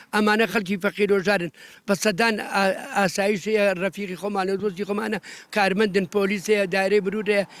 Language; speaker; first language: Central Kurdish; native; Central Kurdish